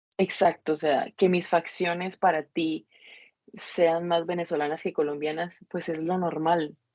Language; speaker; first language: Spanish; native; Spanish